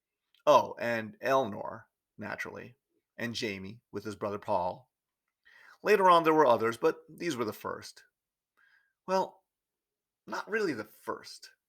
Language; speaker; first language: English; native; English